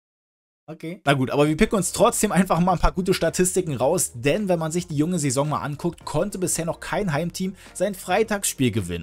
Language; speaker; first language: German; native; German